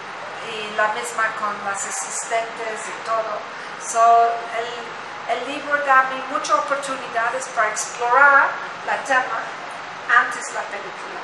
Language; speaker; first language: Spanish; non-native, learner; English